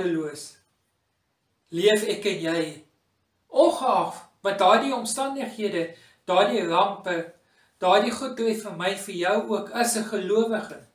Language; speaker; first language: Afrikaans; native; Afrikaans